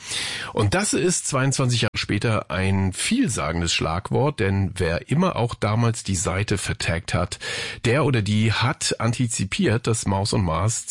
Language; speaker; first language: German; native; German